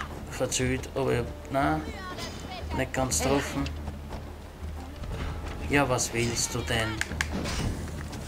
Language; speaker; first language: German; native; German